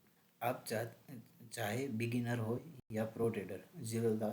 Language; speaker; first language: Hindi; native; Hindi